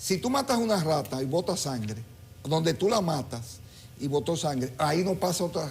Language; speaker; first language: Spanish; native; Spanish